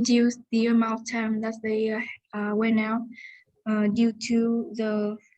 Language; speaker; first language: English; non-native, learner; Vietnamese